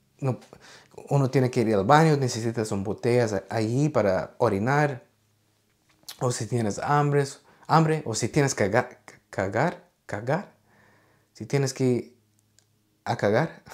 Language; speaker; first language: Spanish; early bilingual, heritage; Spanish